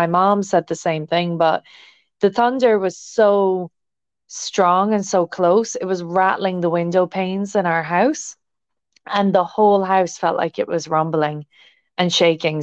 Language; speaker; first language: English; native; English